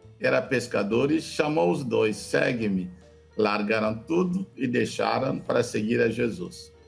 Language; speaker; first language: Portuguese; non-native, fluent; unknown